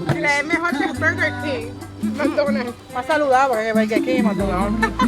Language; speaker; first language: Spanish; native; Spanish